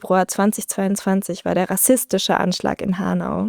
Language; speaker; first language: German; native; German